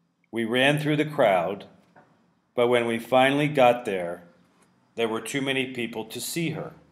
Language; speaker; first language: English; native; English